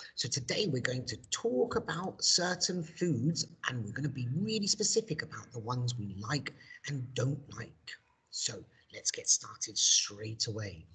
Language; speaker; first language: English; native; English